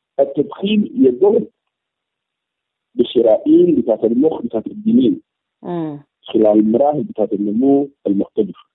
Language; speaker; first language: Arabic; native; Arabic